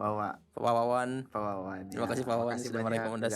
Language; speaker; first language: Indonesian; native; Indonesian